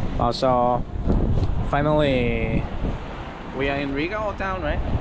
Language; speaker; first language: English; non-native, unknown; Thai